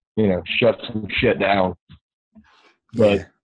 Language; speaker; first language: English; native; English